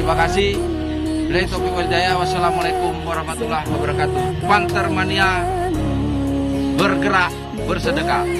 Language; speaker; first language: Indonesian; native; Indonesian